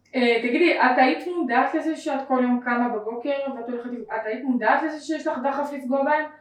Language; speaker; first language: Hebrew; native; Hebrew